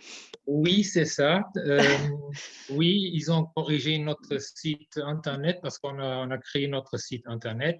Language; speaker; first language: French; non-native, fluent; German